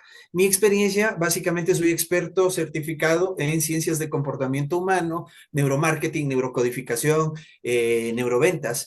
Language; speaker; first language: Spanish; native; Spanish